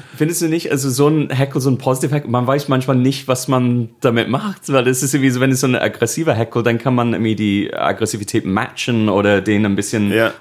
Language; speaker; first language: German; non-native, fluent; English